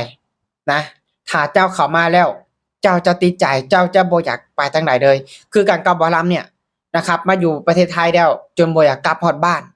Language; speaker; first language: Thai; non-native, local second language; Northeastern Thai